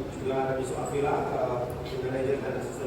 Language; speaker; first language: Indonesian; native; Indonesian